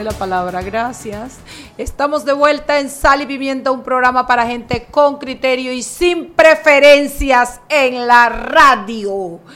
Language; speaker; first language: Spanish; native; Spanish